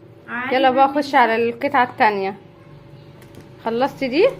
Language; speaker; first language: Arabic; native; Arabic